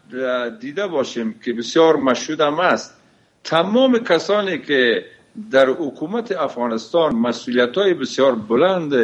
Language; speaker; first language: Persian; native; Persian